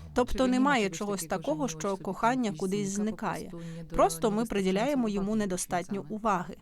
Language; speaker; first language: Ukrainian; native; Ukrainian